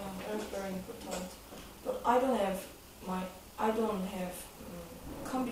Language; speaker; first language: English; non-native, learner; Korean